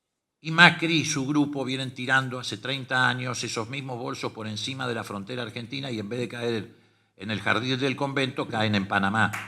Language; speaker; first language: Spanish; native; Spanish